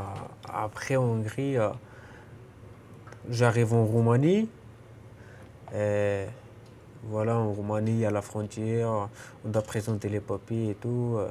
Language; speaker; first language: French; non-native, fluent; Romanian